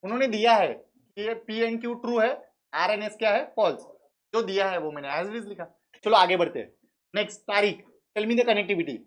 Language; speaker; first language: Hindi; non-native, local second language; Marathi